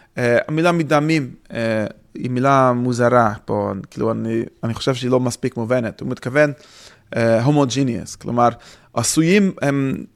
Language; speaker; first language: Hebrew; non-native, fluent; English